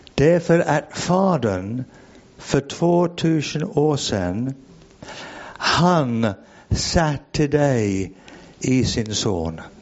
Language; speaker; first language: Swedish; non-native, fluent; English